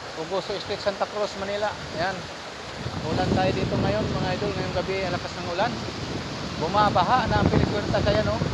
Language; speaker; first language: Filipino; non-native, local second language; Cebuano